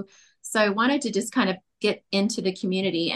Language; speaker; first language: English; native; English